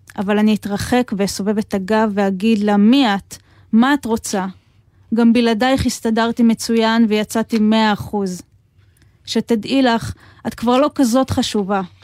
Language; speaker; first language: Hebrew; native; Hebrew